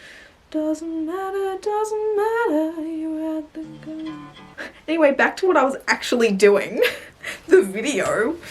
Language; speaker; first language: English; native; English